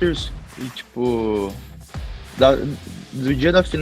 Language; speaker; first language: Portuguese; native; Portuguese